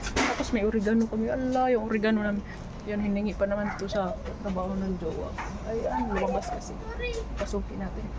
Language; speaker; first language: Filipino; non-native, local second language; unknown